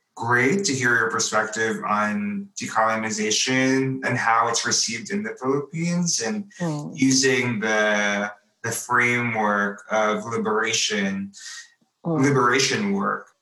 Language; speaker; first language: English; native; English